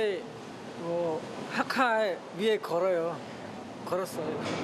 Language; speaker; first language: Korean; non-native, learner; Khmer